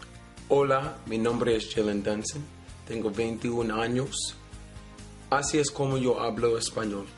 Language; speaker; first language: Spanish; non-native, learner; English